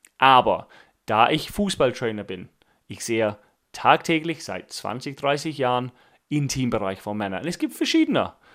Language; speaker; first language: German; non-native, fluent; English